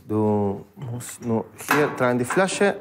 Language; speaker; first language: German; non-native, learner; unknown